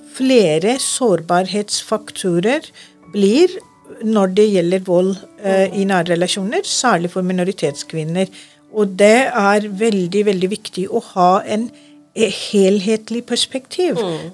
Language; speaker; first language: Norwegian; non-native, fluent; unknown